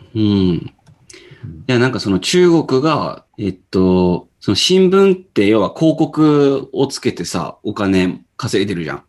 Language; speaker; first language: Japanese; native; Japanese